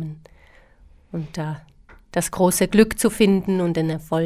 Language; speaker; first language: German; early bilingual, other home language; Slovak